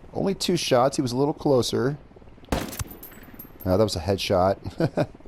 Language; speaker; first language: English; native; English